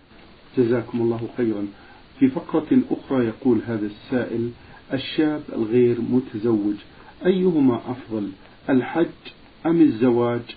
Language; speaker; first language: Arabic; native; Arabic